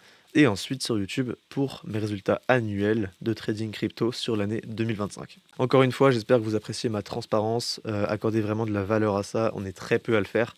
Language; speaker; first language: French; native; French